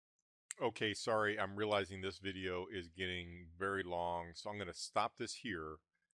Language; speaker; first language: English; native; English